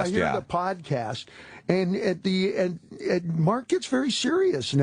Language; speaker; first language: English; native; English